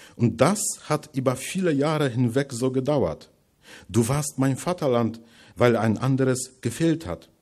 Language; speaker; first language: German; non-native, fluent; Polish